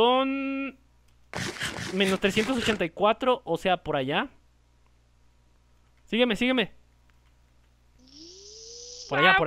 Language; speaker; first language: Spanish; native; Spanish